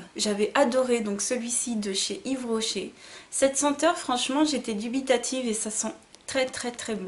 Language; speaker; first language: French; native; French